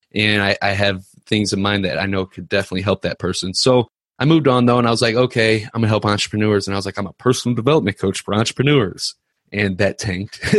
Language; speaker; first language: English; native; English